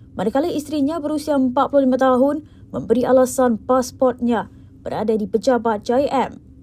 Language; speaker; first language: Malay; native; Malay